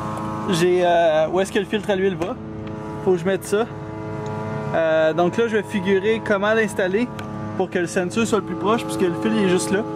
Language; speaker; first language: French; native; French